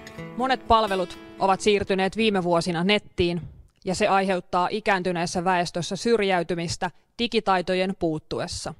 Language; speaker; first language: Finnish; native; Finnish